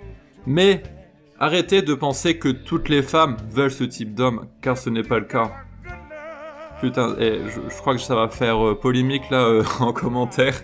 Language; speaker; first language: French; native; French